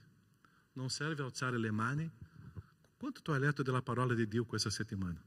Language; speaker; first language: Italian; non-native, fluent; Portuguese